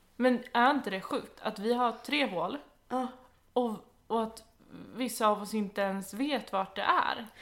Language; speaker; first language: Swedish; native; Swedish